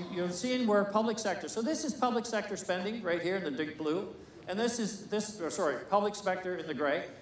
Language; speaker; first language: English; native; English